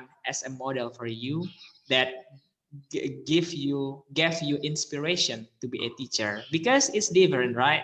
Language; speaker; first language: English; non-native, learner; Indonesian